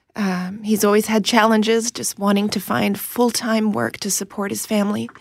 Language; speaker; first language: English; native; English